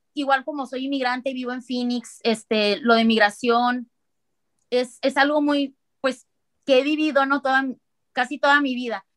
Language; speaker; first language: Spanish; native; Spanish